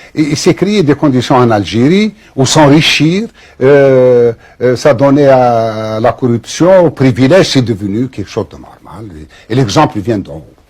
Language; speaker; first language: French; non-native, local second language; Arabic